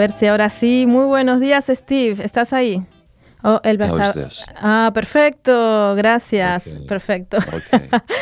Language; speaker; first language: Spanish; native; Spanish